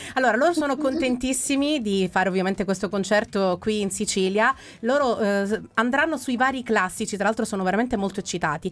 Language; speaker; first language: Italian; native; Italian